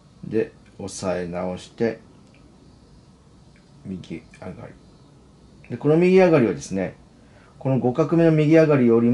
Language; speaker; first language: Japanese; native; Japanese